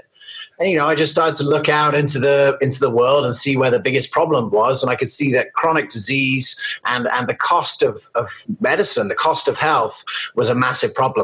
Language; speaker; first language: English; native; English